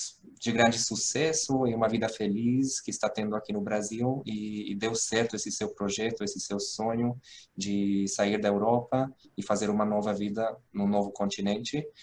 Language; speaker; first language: Portuguese; non-native, fluent; Hungarian